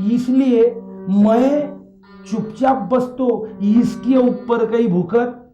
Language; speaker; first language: Hindi; non-native, local second language; Marathi